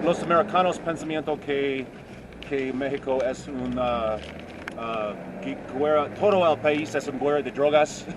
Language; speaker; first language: Spanish; non-native, learner; English